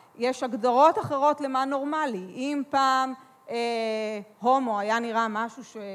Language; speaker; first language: Hebrew; native; Hebrew